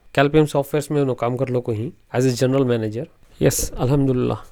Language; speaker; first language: Hindi; non-native, local second language; Urdu